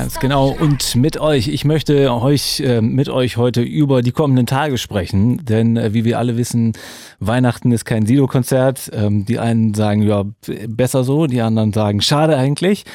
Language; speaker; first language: German; native; German